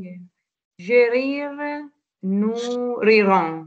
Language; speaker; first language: French; non-native, learner; Italian